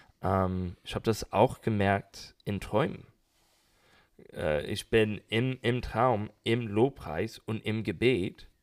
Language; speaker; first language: German; non-native, learner; English